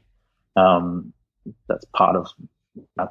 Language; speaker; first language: English; native; English